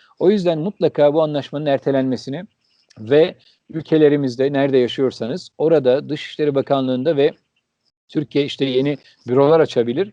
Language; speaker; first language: Turkish; early bilingual, heritage; Turkish